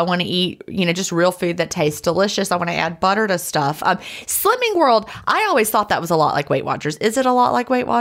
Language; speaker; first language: English; native; English